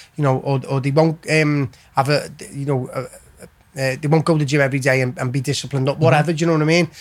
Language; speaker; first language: English; native; English